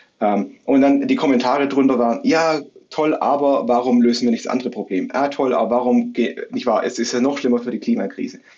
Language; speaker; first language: German; native; German